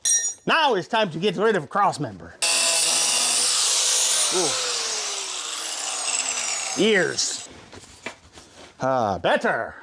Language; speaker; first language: English; native; English